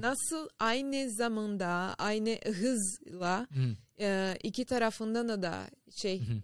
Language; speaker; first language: Turkish; non-native, learner; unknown